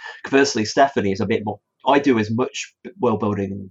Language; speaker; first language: English; native; English